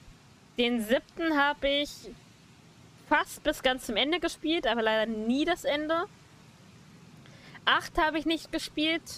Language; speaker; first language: German; native; German